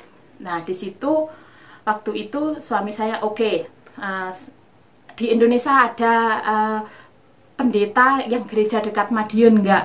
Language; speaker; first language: Indonesian; non-native, local second language; Javanese